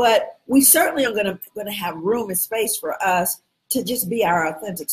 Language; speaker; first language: English; native; English